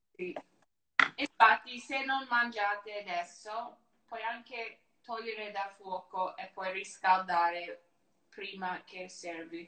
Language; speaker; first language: Italian; non-native, learner; English